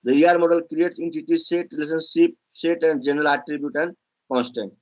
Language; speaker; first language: English; non-native, local second language; Nepali